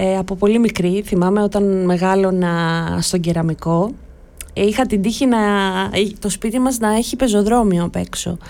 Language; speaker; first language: Greek; early bilingual, other home language; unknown